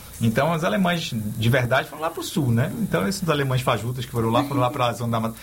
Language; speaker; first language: Portuguese; native; Portuguese